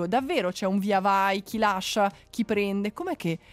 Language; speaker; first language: Italian; native; Italian